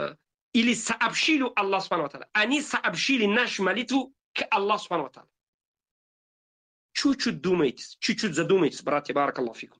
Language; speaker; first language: Russian; non-native, fluent; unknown